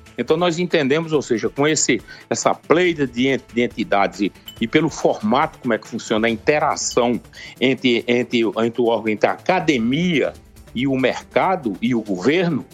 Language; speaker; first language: Portuguese; native; Portuguese